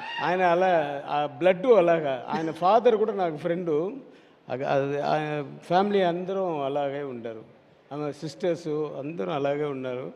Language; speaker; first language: Telugu; non-native, learner; Tamil